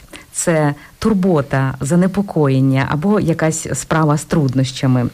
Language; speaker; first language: Ukrainian; native; Ukrainian